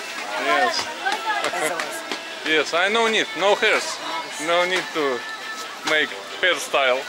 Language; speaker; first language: English; non-native, learner; Russian